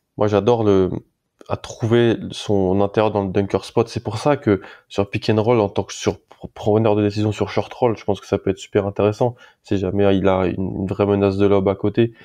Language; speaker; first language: French; native; French